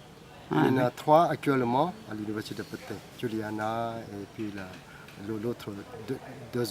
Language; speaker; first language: French; non-native, fluent; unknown